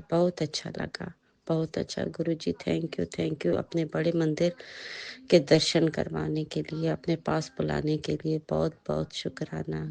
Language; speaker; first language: Hindi; native; Hindi